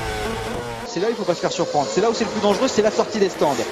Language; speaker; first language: French; native; French